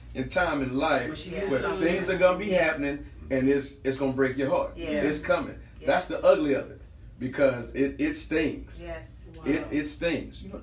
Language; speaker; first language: English; native; English